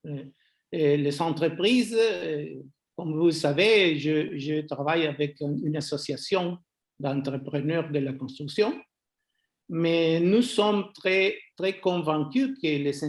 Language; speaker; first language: French; non-native, fluent; Spanish